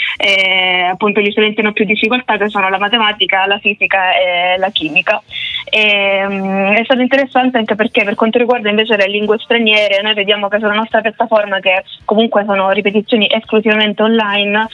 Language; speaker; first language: Italian; native; Italian